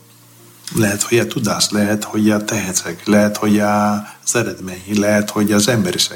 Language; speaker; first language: Hungarian; non-native, fluent; Greek